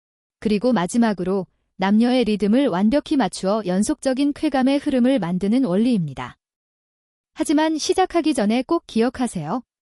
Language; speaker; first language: Korean; native; Korean